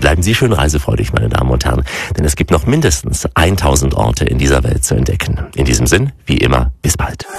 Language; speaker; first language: German; native; German